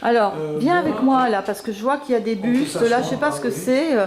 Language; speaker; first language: French; native; French